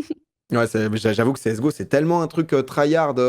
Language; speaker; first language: French; native; French